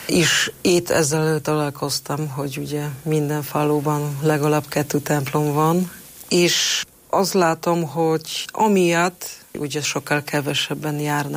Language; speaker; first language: Hungarian; non-native, fluent; Polish